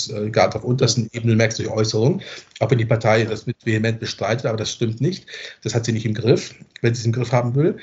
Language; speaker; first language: German; native; German